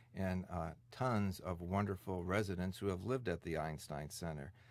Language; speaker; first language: English; native; English